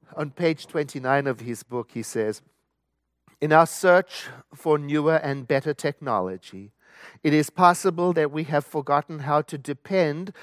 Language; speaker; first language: English; native; English